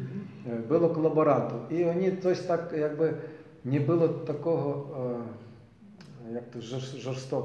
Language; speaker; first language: Polish; non-native, learner; Ukrainian